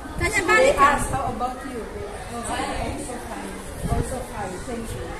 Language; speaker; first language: English; non-native, learner; Indonesian